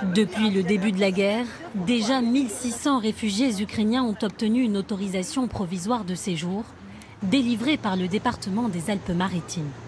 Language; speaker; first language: French; native; French